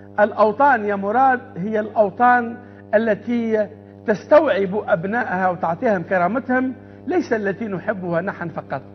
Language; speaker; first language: Arabic; native; Arabic